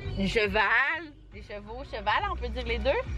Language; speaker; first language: French; native; French